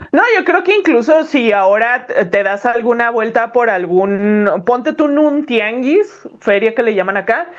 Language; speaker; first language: Spanish; native; Spanish